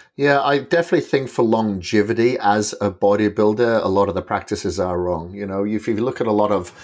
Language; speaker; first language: English; native; English